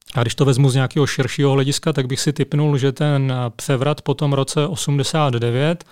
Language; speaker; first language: Czech; native; Czech